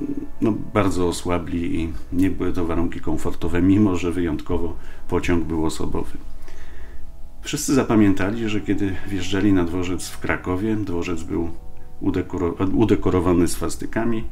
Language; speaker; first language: Polish; native; Polish